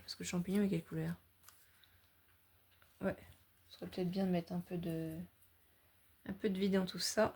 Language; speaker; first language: French; native; French